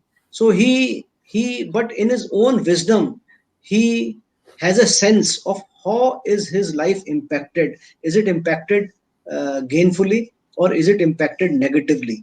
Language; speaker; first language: English; non-native, local second language; Hindi